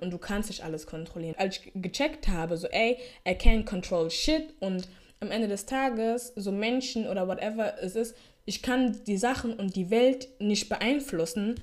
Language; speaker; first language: German; early bilingual, heritage; German